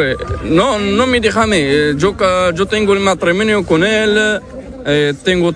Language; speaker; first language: Spanish; non-native, learner; Arabic